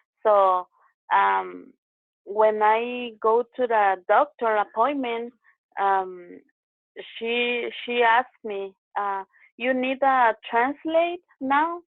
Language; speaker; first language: English; non-native, learner; Spanish